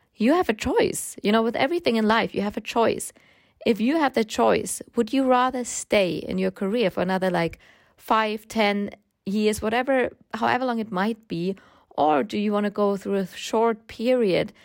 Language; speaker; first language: English; non-native, fluent; German